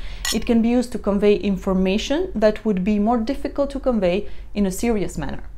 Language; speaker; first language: English; non-native, fluent; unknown